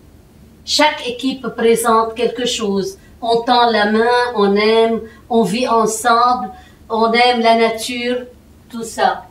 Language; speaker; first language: French; non-native, fluent; Arabic